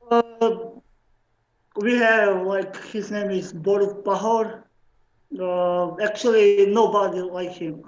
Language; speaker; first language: English; non-native, learner; Slovenian